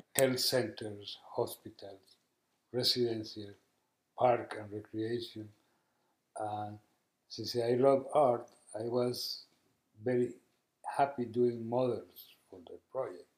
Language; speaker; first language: English; non-native, learner; Spanish